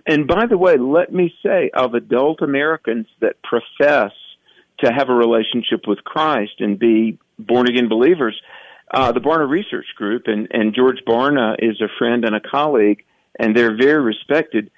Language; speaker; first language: English; native; English